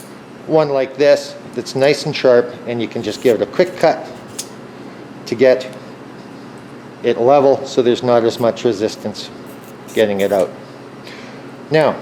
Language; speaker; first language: English; native; English